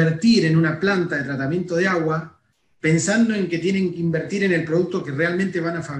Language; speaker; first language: Spanish; native; Spanish